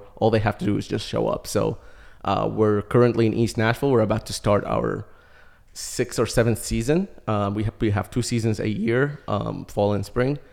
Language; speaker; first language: English; early bilingual, other home language; Arabic